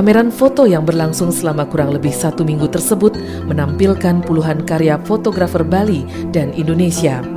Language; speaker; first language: Indonesian; native; Indonesian